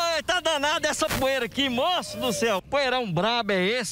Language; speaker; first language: Portuguese; native; Portuguese